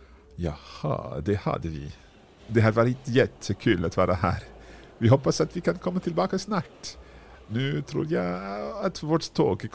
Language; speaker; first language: Swedish; non-native, learner; English